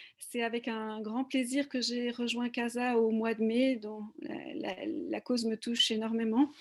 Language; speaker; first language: French; native; French